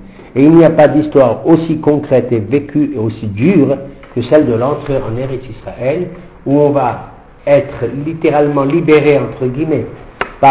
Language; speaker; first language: French; native; French